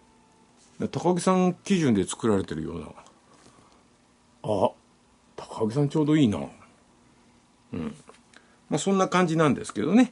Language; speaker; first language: Japanese; native; Japanese